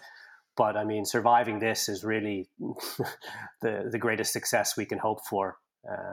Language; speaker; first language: English; native; English